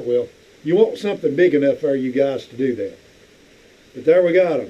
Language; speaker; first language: English; native; English